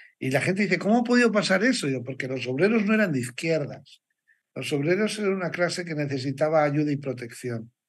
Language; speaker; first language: Spanish; native; Spanish